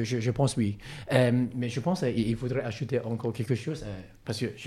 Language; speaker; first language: French; non-native, learner; Cantonese